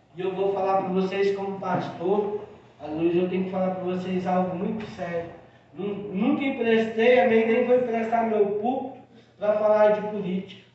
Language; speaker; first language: Portuguese; native; Portuguese